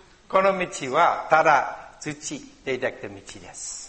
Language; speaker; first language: Japanese; non-native, learner; English